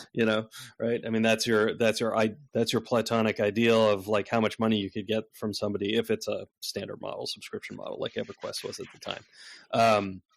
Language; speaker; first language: English; native; English